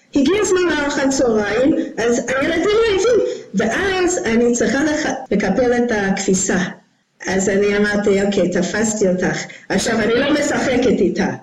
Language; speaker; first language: Hebrew; non-native, fluent; English